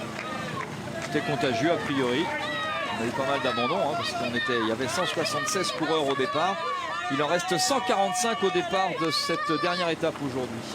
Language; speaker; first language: French; native; French